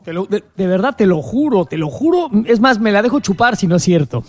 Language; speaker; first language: Spanish; native; Spanish